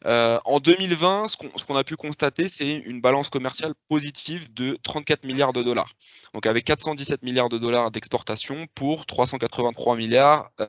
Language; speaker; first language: French; native; French